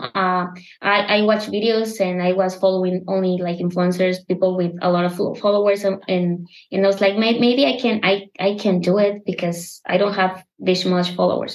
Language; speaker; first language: English; non-native, fluent; Spanish